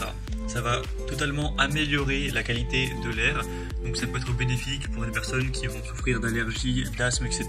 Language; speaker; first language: French; native; French